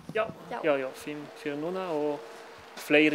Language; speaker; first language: Icelandic; non-native, learner; Swiss German